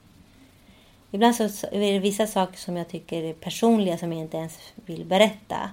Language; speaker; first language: Swedish; early bilingual, other home language; Spanish